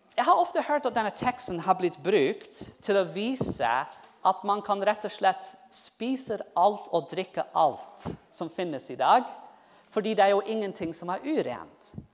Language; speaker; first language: Norwegian; non-native, fluent; English